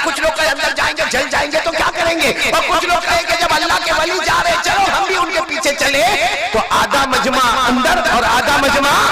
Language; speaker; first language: Urdu; native; Urdu